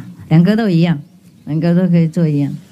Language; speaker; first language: Chinese; non-native, fluent; Vietnamese